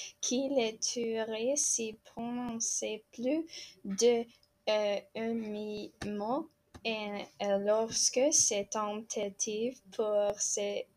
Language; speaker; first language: French; non-native, learner; English